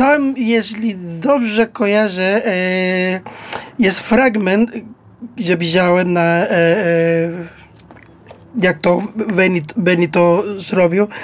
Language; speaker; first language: Polish; non-native, learner; Spanish